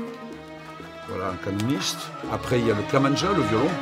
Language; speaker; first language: French; non-native, local second language; Arabic